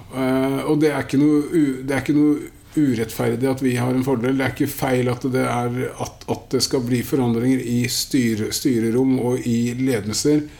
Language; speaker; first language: Norwegian; native; Norwegian